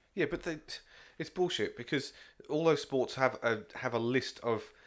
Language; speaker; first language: English; native; English